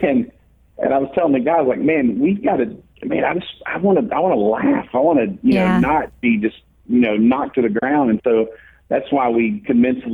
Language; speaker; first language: English; native; English